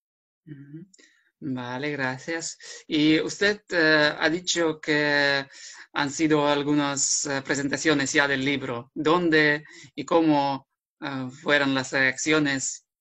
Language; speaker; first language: Spanish; non-native, fluent; Ukrainian